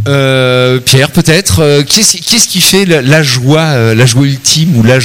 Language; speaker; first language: French; native; French